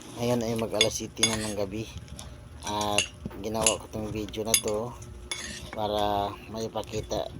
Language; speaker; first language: Filipino; non-native, local second language; Cebuano